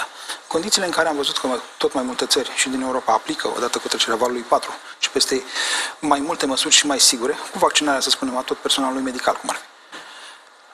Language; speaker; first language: Romanian; native; Romanian